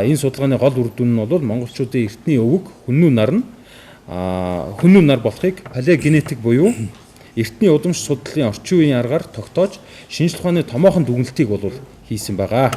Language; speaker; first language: Mongolian; native; Mongolian